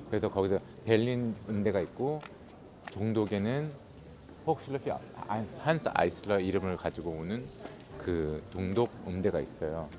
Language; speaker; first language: Korean; native; Korean